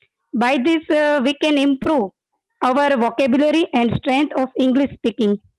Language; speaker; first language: English; non-native, learner; Gujarati